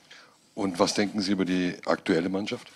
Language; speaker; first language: German; native; German